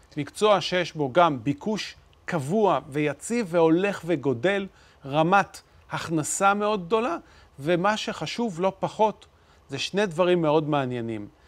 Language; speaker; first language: Hebrew; native; Hebrew